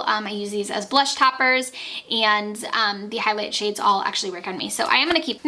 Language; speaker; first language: English; native; English